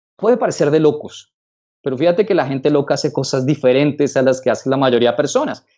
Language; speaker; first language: Spanish; native; Spanish